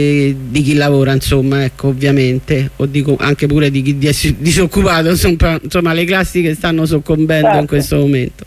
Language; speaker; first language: Italian; native; Italian